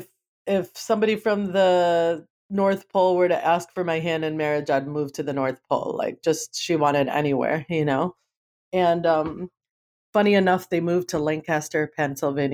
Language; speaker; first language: English; native; English